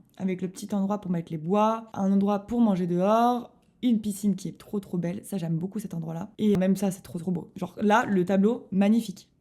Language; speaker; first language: French; native; French